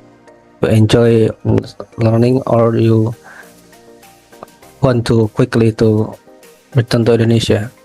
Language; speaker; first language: English; non-native, learner; Indonesian